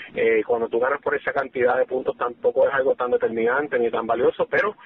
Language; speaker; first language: Spanish; native; Spanish